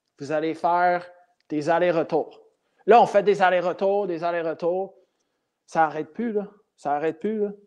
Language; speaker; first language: French; non-native, local second language; English